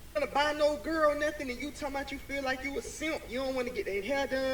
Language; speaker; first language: English; native; English